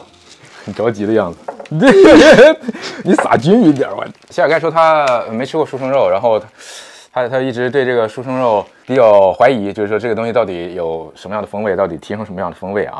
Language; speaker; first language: Chinese; native; Chinese